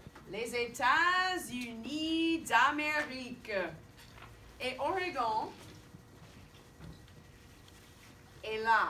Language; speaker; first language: French; non-native, fluent; English